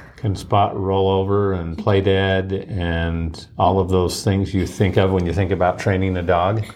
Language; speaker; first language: English; native; English